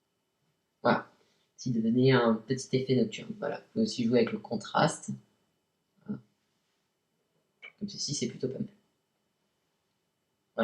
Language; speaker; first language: French; native; French